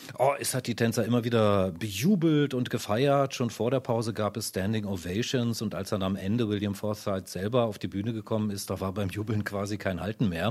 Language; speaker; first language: German; native; German